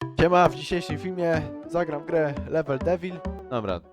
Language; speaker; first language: Polish; native; Polish